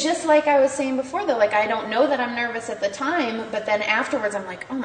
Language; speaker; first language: English; native; English